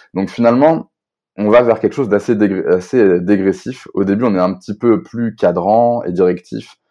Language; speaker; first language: French; native; French